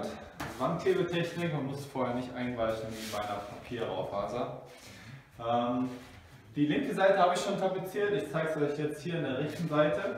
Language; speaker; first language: German; native; German